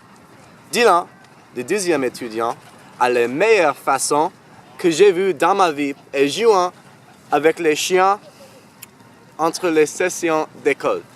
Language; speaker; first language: French; non-native, learner; English